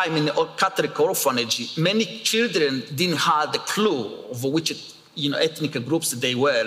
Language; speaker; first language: English; non-native, local second language; Kinyarwanda